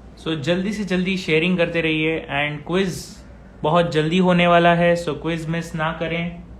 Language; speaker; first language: Hindi; native; Hindi